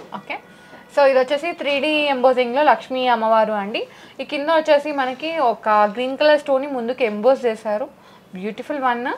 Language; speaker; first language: Telugu; native; Telugu